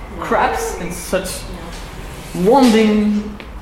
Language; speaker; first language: English; non-native, fluent; French